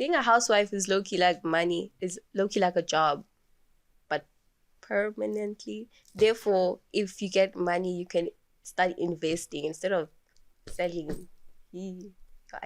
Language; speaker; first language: English; non-native, local second language; Swati